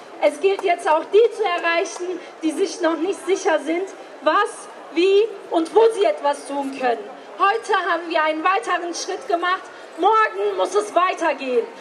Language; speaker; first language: German; early bilingual, other home language; Turkish